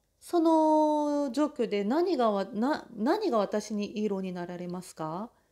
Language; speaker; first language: Japanese; non-native, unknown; Korean